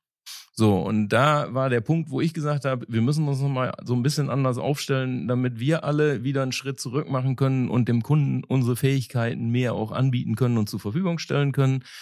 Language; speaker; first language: German; native; German